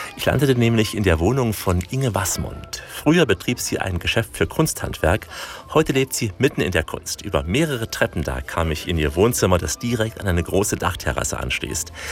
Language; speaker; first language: German; native; German